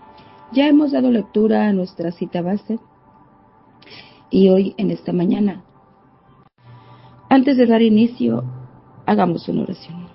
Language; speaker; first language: Spanish; native; Spanish